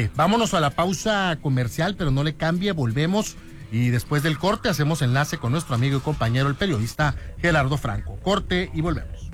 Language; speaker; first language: Spanish; native; Spanish